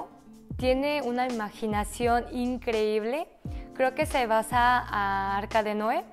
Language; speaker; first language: Spanish; early bilingual, other home language; Korean